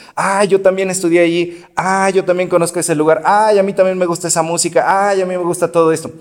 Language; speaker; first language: Spanish; native; Spanish